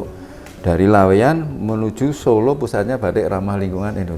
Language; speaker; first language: Indonesian; native; Indonesian